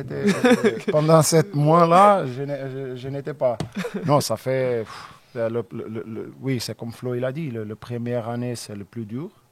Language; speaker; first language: French; non-native, learner; Portuguese